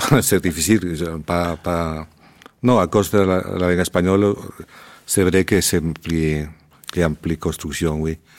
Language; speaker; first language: French; non-native, learner; Spanish